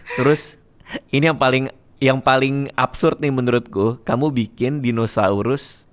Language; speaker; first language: Indonesian; native; Indonesian